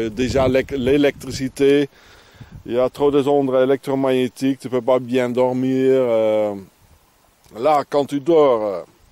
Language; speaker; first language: French; non-native, fluent; Dutch